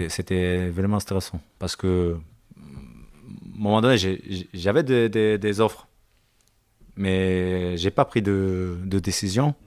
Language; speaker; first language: French; non-native, learner; Japanese